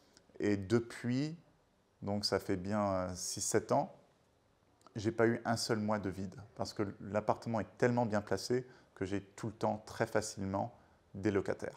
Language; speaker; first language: French; native; French